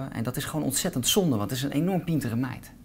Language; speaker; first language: Dutch; native; Dutch